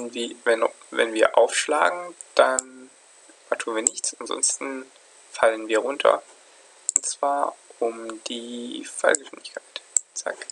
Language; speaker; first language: German; native; German